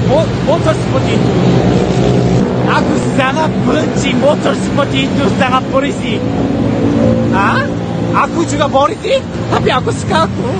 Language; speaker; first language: Indonesian; non-native, learner; Korean